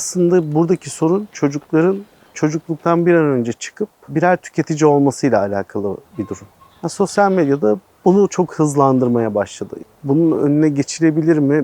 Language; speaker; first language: Turkish; native; Turkish